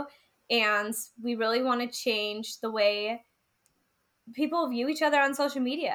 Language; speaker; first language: English; native; English